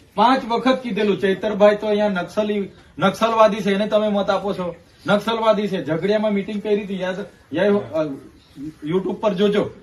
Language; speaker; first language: Gujarati; non-native, local second language; Vasavi